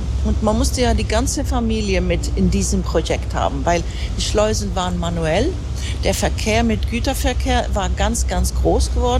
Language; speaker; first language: German; non-native, fluent; Swedish